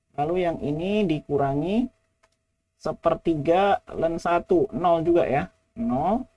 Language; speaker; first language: Indonesian; native; Indonesian